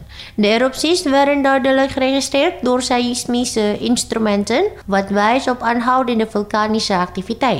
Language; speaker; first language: Dutch; non-native, fluent; Indonesian